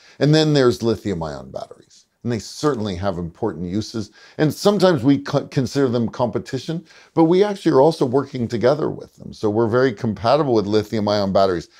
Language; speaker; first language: English; native; English